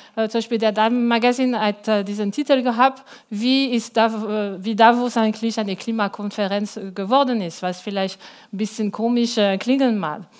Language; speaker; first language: German; non-native, local second language; French